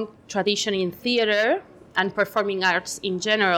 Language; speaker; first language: English; non-native, fluent; Spanish